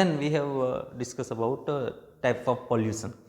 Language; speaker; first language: English; non-native, local second language; Gujarati